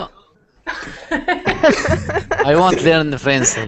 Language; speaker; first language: English; non-native, learner; Arabic